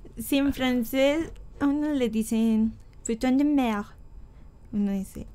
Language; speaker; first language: Spanish; native; Spanish